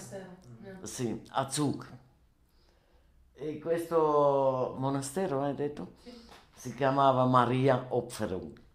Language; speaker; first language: Italian; non-native, learner; German